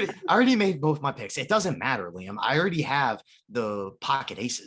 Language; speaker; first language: English; native; English